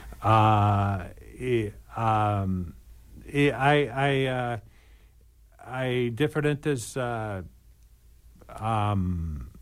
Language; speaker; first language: Spanish; non-native, learner; English